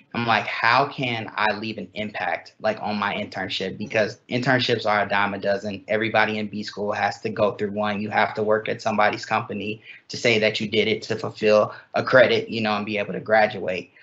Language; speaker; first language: English; native; English